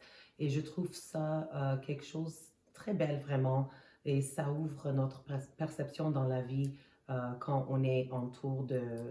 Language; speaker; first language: French; non-native, fluent; Armenian